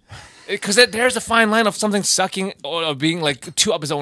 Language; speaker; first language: English; native; English